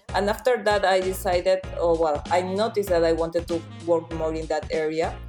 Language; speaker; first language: English; non-native, fluent; Spanish